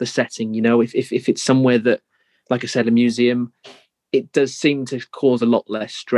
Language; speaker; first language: English; native; English